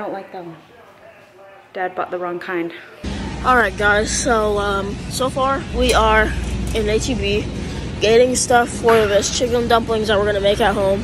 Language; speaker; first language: English; native; English